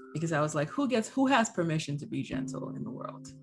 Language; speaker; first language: English; early bilingual, other home language; Haitian Creole